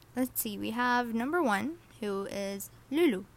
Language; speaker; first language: English; non-native, fluent; Arabic